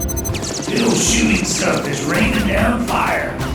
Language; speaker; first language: English; native; English